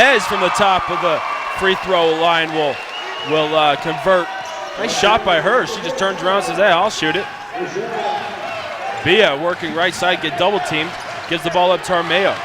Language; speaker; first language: English; native; English